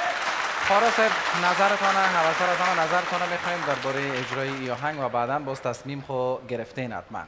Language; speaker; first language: Persian; native; Persian